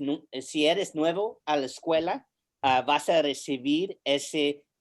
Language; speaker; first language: Spanish; early bilingual, heritage; English